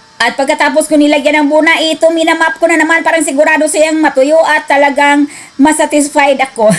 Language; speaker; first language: Filipino; native; Filipino